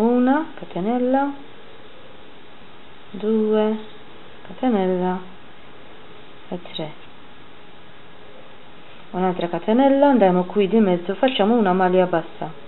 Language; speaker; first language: Italian; non-native, fluent; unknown